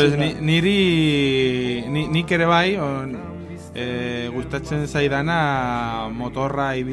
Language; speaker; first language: Basque; non-native, learner; Spanish